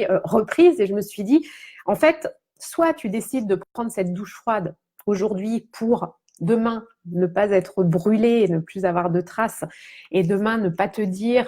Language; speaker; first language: French; native; French